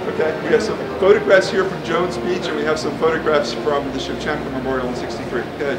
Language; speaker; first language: English; early bilingual, other home language; Ukrainian